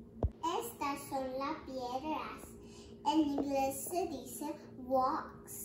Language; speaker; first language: Spanish; early bilingual, heritage; English